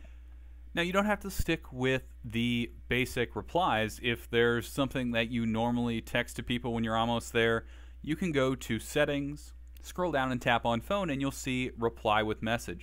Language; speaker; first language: English; native; English